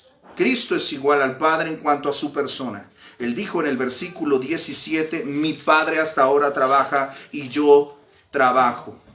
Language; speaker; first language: Spanish; native; Spanish